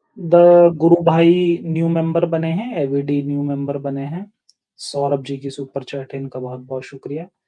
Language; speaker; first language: Hindi; native; Hindi